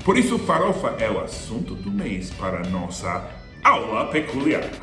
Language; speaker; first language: Portuguese; non-native, fluent; English